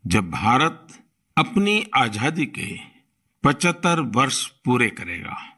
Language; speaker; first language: Hindi; non-native, local second language; Gujarati